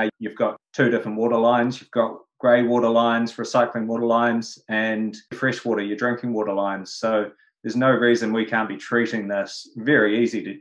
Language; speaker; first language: English; native; English